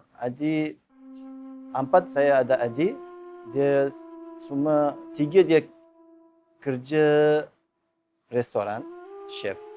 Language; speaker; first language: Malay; non-native, learner; Uzbek